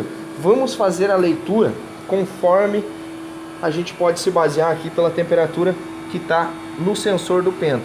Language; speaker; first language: Portuguese; native; Portuguese